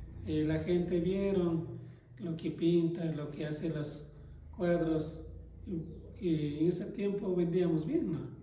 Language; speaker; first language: Spanish; non-native, local second language; Quechua